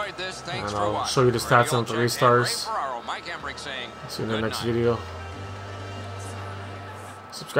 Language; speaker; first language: English; native; English